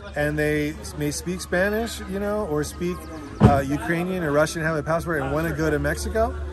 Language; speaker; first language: English; native; English